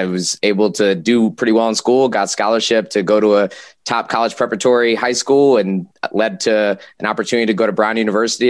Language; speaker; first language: English; native; English